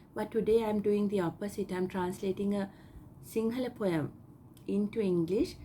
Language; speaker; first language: English; non-native, local second language; Sinhala